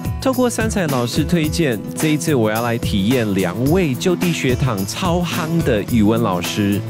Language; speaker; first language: Chinese; native; Chinese